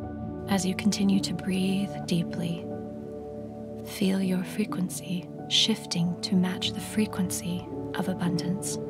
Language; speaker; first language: English; native; English